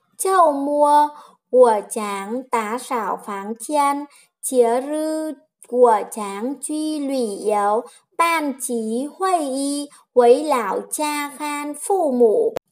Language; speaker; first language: Chinese; non-native, learner; Vietnamese